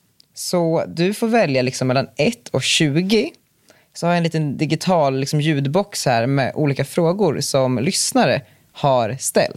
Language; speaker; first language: Swedish; native; Swedish